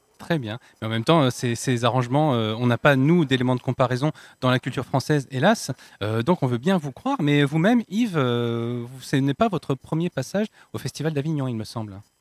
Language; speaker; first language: French; native; French